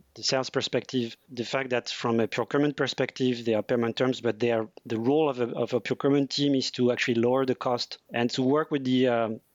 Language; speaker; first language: English; non-native, fluent; French